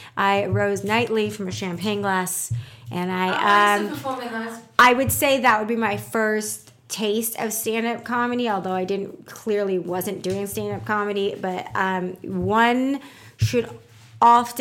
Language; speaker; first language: English; native; English